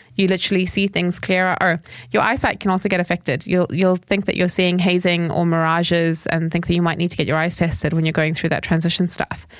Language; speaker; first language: English; native; English